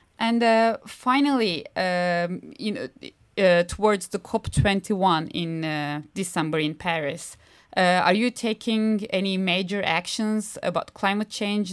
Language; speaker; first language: English; non-native, fluent; Turkish